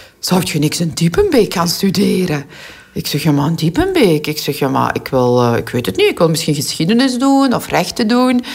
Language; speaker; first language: Dutch; non-native, local second language; Kurdish